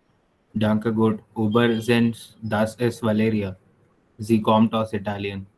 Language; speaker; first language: German; non-native, learner; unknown